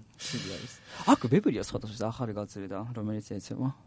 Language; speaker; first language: Georgian; non-native, learner; Japanese